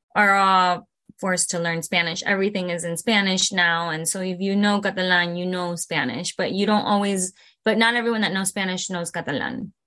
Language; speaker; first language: English; early bilingual, other home language; Spanish